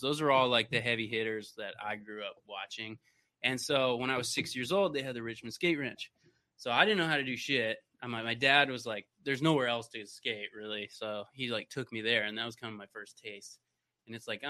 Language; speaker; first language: English; native; English